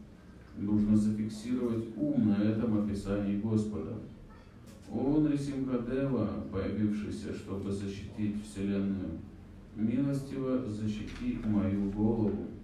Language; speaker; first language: Russian; native; Russian